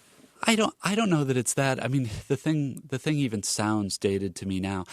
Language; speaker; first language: English; native; English